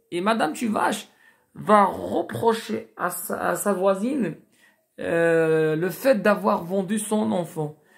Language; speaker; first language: French; non-native, local second language; Arabic